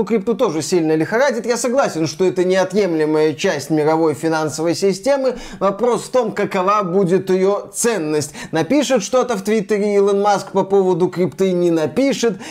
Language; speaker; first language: Russian; native; Russian